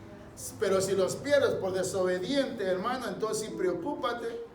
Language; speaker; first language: Spanish; native; Spanish